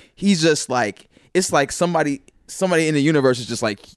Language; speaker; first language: English; native; English